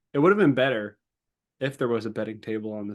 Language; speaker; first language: English; native; English